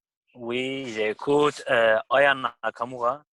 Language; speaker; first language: French; non-native, learner; Kurdish